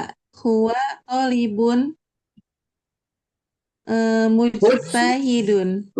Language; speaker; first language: Arabic; non-native, learner; Indonesian